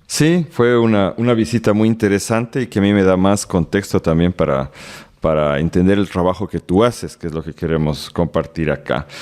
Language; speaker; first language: Spanish; native; Spanish